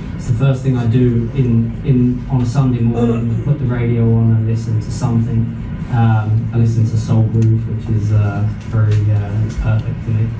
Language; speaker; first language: English; native; English